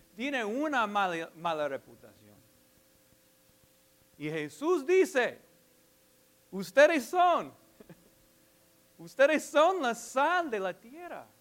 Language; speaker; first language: Spanish; non-native, fluent; English